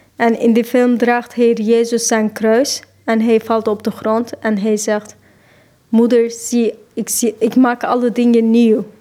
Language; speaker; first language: Dutch; non-native, fluent; Turkish